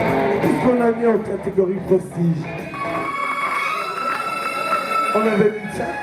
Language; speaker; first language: French; native; French